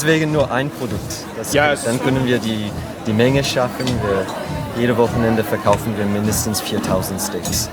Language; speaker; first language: German; non-native, learner; French